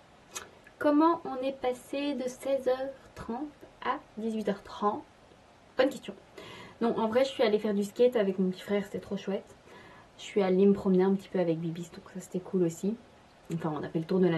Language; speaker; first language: French; native; French